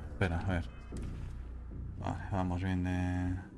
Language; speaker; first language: Spanish; native; Spanish